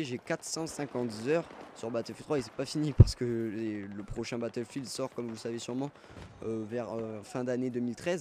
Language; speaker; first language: French; native; French